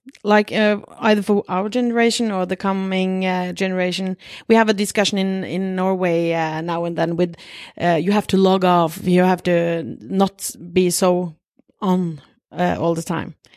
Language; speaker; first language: English; non-native, fluent; Norwegian